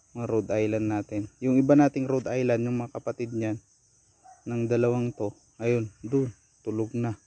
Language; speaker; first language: Filipino; non-native, local second language; Iloko